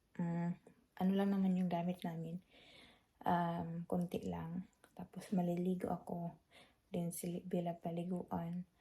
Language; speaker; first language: Filipino; non-native, local second language; Cebuano